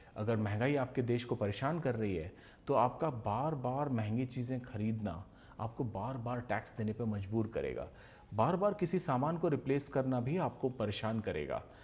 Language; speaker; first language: Hindi; native; Hindi